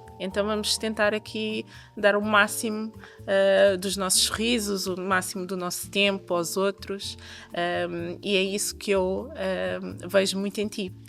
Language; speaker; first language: Portuguese; native; Portuguese